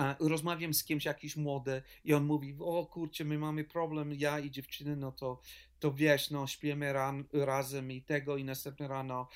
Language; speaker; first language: Polish; non-native, learner; English